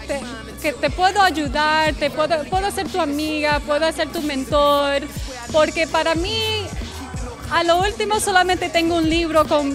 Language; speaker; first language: Spanish; early bilingual, heritage; English